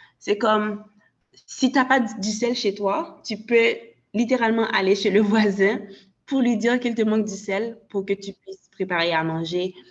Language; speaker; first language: French; non-native, local second language; Haitian Creole